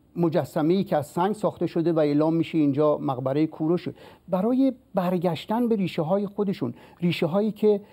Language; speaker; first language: Persian; native; Persian